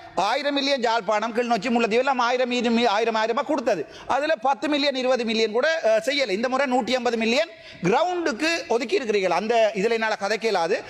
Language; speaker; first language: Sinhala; non-native, local second language; Tamil